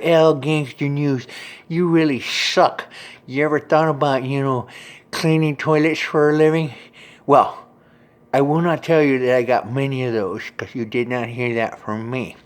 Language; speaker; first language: English; native; English